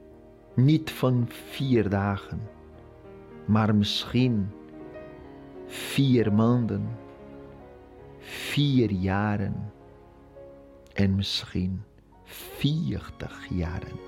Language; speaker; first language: Dutch; non-native, fluent; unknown